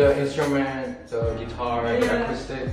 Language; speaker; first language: English; non-native, fluent; Indonesian